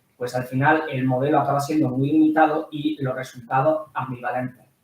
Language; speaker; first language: Spanish; native; Spanish